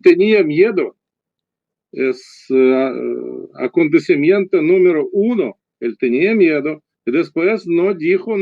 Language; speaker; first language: Spanish; non-native, learner; Russian